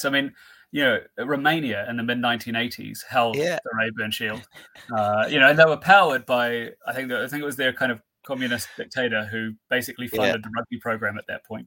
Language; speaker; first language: English; native; English